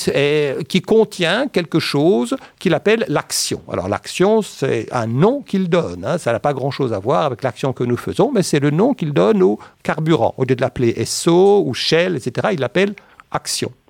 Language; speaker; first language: French; native; French